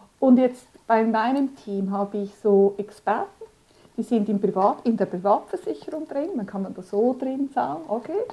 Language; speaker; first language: German; early bilingual, other home language; Spanish